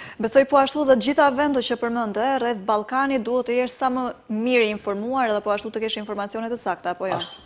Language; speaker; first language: Albanian; native; Albanian